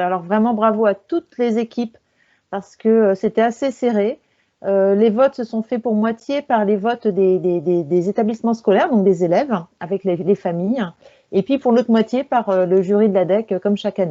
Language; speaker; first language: French; native; French